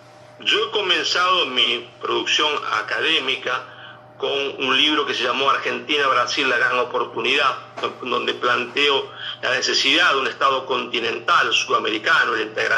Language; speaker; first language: Spanish; native; Spanish